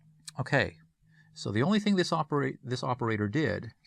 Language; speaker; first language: English; native; English